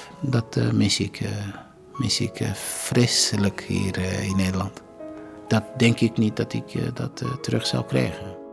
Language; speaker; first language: Dutch; non-native, fluent; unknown